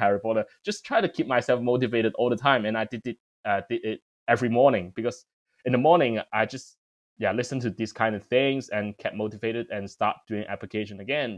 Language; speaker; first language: English; non-native, local second language; Cantonese